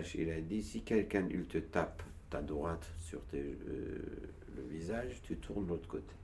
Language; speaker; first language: French; non-native, learner; Turkish